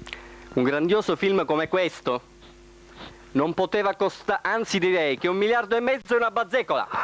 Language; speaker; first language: Italian; native; Italian